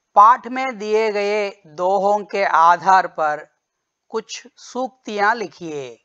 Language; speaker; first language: Hindi; non-native, local second language; Telugu